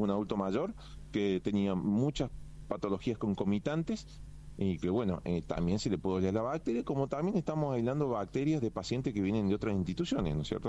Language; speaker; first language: Spanish; native; Spanish